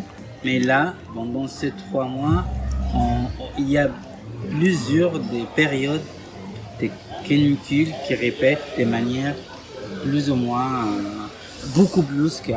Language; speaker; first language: French; non-native, fluent; Arabic